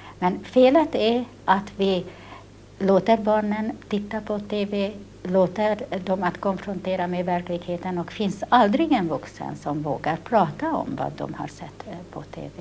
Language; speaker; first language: Swedish; non-native, fluent; Hungarian